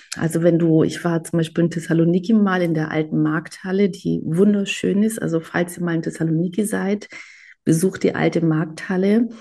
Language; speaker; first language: German; native; German